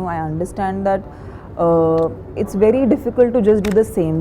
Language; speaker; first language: Telugu; non-native, fluent; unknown